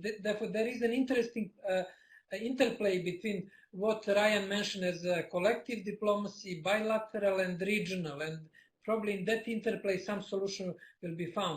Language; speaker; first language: English; non-native, fluent; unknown